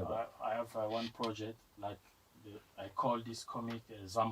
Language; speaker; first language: English; non-native, learner; French